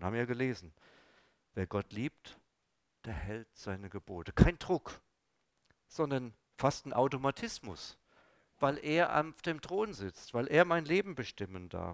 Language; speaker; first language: German; native; German